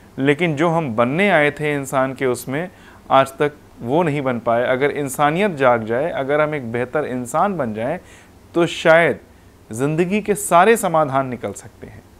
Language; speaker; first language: Hindi; non-native, local second language; Punjabi